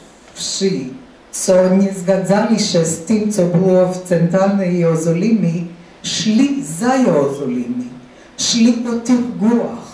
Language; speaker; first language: Polish; non-native, fluent; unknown